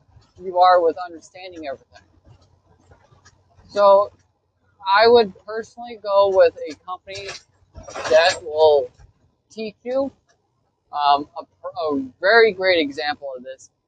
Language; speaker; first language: English; native; English